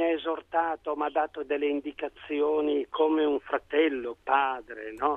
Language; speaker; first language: Italian; native; Italian